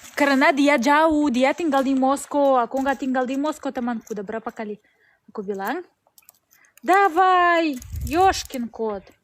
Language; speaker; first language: Indonesian; non-native, learner; Russian